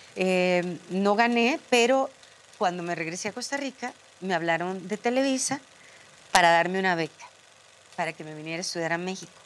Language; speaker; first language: Spanish; native; Spanish